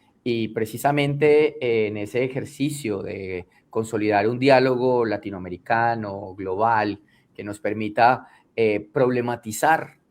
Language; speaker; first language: Spanish; native; Spanish